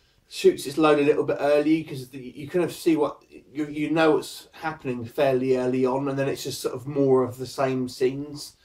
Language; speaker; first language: English; native; English